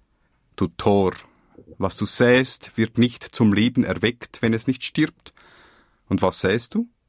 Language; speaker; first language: German; native; German